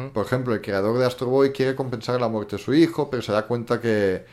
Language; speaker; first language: Spanish; early bilingual, other home language; German